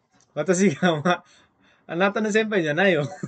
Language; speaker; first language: Japanese; non-native, fluent; Indonesian